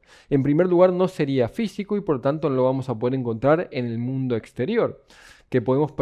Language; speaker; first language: Spanish; native; Spanish